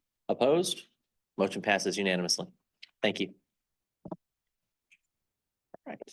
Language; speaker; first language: English; native; English